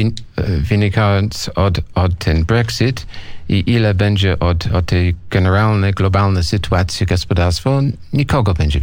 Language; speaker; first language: Polish; non-native, fluent; English